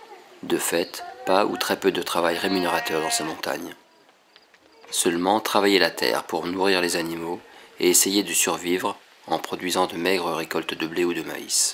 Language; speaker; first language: French; native; French